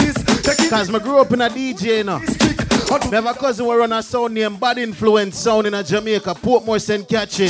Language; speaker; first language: English; non-native, local second language; Jamaican Creole English